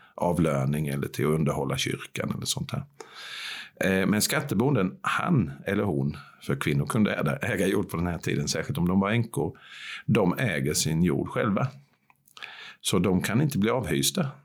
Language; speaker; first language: Swedish; native; Swedish